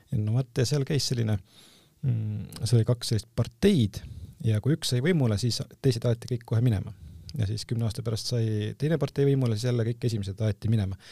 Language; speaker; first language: Estonian; native; Estonian